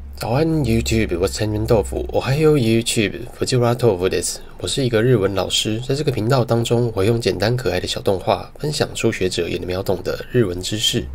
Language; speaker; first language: Chinese; native; Chinese